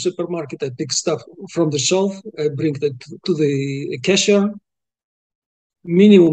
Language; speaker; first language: English; non-native, fluent; Russian